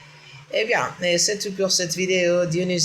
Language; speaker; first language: French; non-native, learner; Spanish